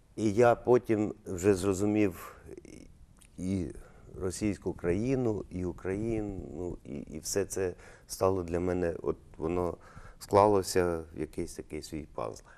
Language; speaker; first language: Ukrainian; native; Ukrainian